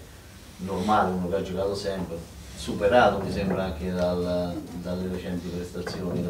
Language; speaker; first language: Italian; native; Italian